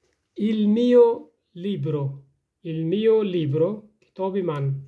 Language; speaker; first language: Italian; non-native, fluent; Persian